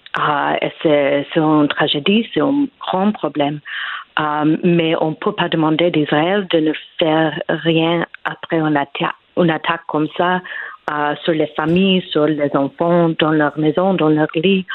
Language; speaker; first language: French; non-native, fluent; English